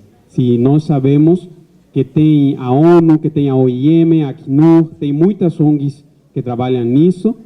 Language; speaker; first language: Portuguese; non-native, fluent; Spanish